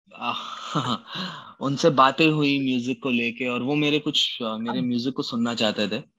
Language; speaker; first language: Hindi; native; Hindi